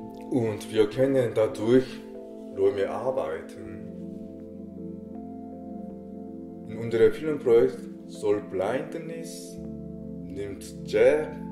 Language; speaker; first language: German; non-native, fluent; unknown